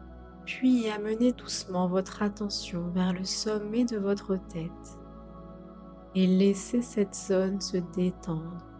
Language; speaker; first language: French; native; French